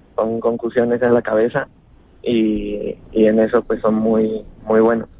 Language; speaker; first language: Spanish; native; Spanish